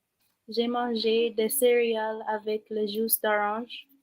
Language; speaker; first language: French; non-native, learner; English